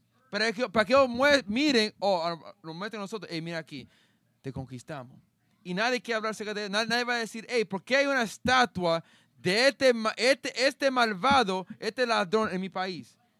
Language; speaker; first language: Spanish; early bilingual, heritage; Spanish